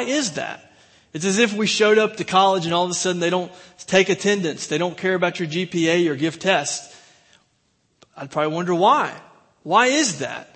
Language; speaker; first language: English; native; English